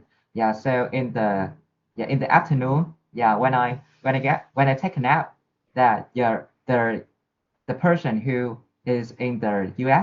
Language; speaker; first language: English; non-native, learner; Vietnamese